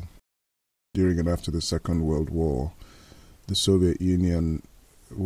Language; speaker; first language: English; non-native, local second language; Yoruba